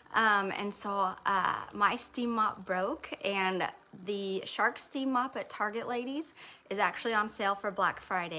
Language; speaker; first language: English; native; English